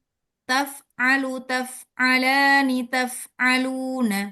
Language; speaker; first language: Arabic; non-native, fluent; Indonesian